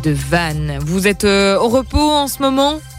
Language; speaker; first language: French; native; French